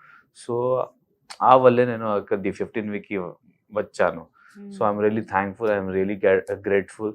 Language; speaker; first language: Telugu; non-native, learner; Hindi